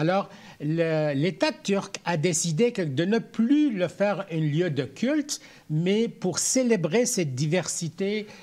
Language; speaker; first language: French; non-native, local second language; Armenian